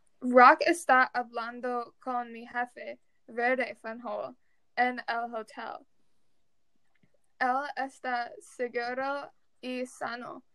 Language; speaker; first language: Spanish; non-native, learner; English